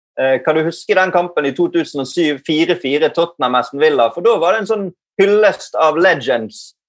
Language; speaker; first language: Norwegian; native; Norwegian